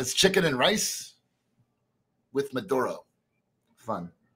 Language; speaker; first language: English; native; English